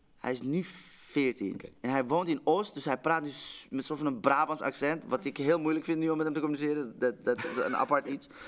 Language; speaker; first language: Dutch; early bilingual, other home language; Persian